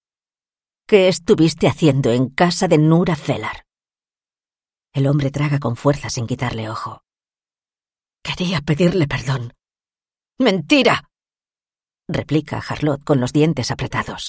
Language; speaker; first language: Spanish; native; Spanish